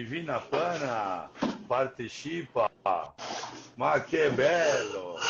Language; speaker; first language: Italian; non-native, learner; Portuguese